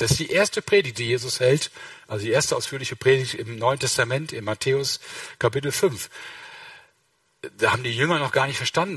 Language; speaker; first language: German; native; German